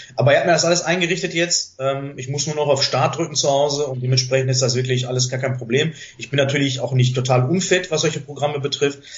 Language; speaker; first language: German; early bilingual, other home language; Greek